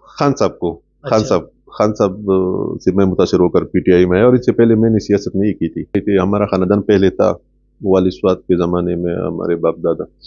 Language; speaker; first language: Urdu; non-native, local second language; Pashto